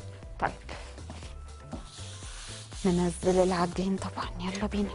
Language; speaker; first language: Arabic; native; Arabic